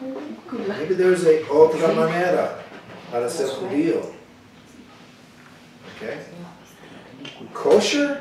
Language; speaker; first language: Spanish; non-native, learner; English